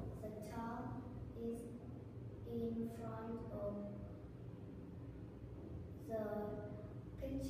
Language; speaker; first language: English; non-native, learner; Vietnamese